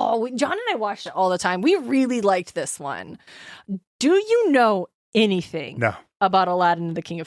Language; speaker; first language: English; native; English